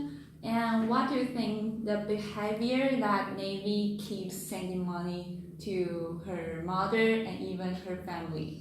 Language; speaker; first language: English; non-native, learner; Chinese